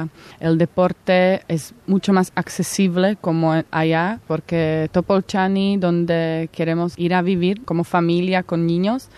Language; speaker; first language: Spanish; non-native, fluent; Slovak